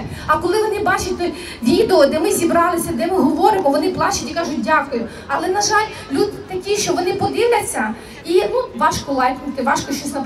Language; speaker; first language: Ukrainian; native; Ukrainian